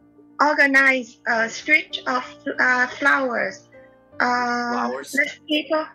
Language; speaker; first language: English; non-native, learner; Vietnamese